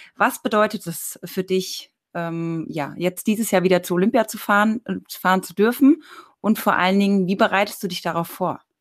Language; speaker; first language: German; native; German